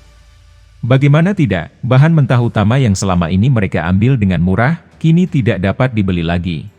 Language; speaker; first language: Indonesian; native; Indonesian